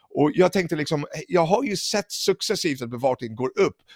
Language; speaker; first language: Swedish; non-native, fluent; English